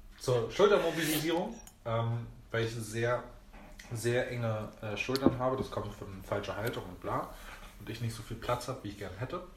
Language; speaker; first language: German; early bilingual, other home language; Greek